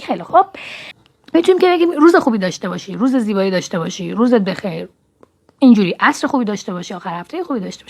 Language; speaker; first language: Persian; native; Persian